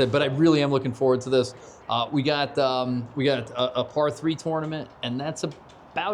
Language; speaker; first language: English; native; English